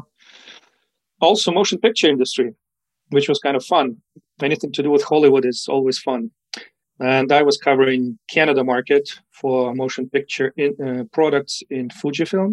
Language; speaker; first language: English; non-native, fluent; Ukrainian